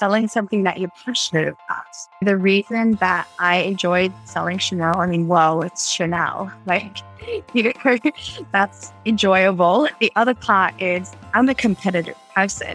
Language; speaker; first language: English; native; English